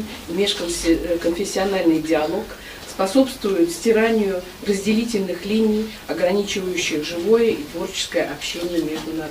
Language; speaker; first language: Russian; native; Russian